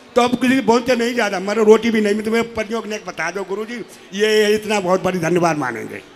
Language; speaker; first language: Hindi; native; Hindi